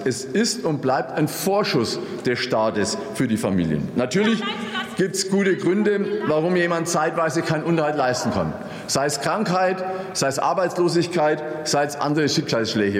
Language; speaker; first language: German; native; German